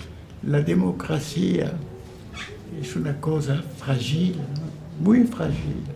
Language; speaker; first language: Spanish; non-native, fluent; French